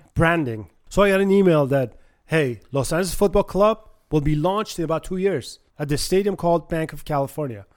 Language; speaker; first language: English; non-native, fluent; Persian